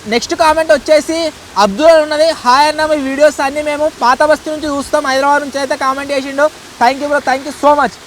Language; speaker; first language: Telugu; native; Telugu